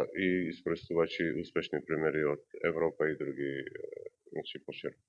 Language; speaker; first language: Macedonian; non-native, local second language; Albanian